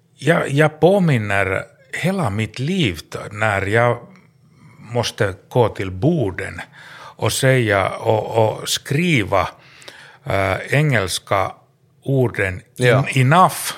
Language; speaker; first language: Swedish; non-native, learner; Finnish